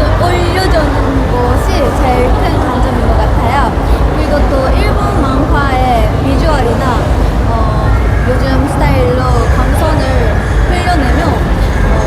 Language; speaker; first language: Korean; non-native, fluent; Japanese